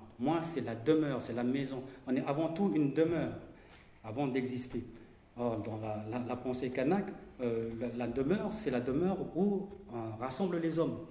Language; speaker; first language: French; non-native, local second language; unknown